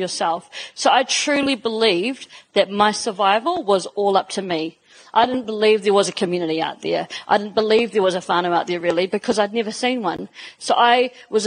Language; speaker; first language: English; native; English